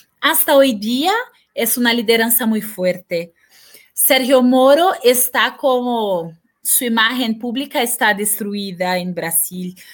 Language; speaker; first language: Spanish; non-native, fluent; Portuguese